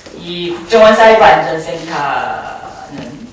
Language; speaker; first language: Korean; native; Korean